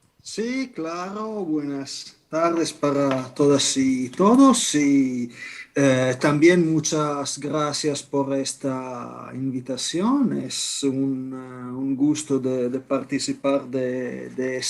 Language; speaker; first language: Spanish; non-native, fluent; Italian